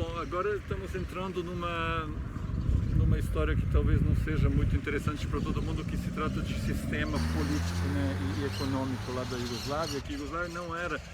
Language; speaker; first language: Portuguese; non-native, fluent; Serbian